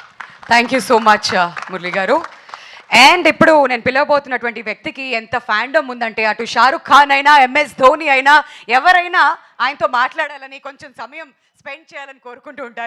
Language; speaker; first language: Telugu; native; Telugu